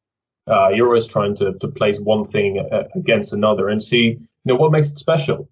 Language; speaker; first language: English; early bilingual, other home language; Dutch